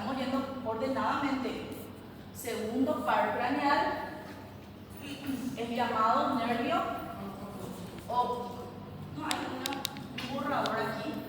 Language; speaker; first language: Spanish; native; Spanish